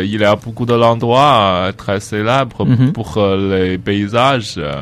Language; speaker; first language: French; non-native, learner; Chinese